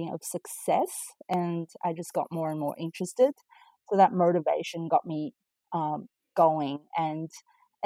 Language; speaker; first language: English; non-native, fluent; Chinese